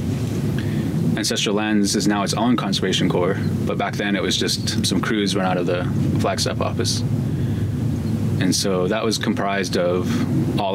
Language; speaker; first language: English; native; English